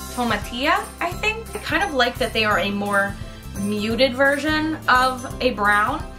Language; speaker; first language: English; native; English